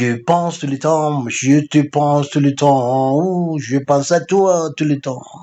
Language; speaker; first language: French; non-native, fluent; Spanish